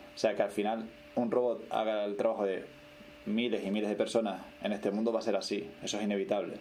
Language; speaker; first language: Spanish; native; Spanish